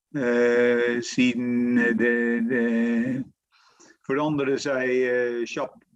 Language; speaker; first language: Norwegian; non-native, fluent; Dutch